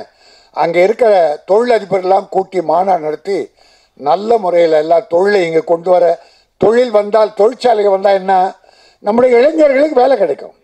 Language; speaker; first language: Tamil; native; Tamil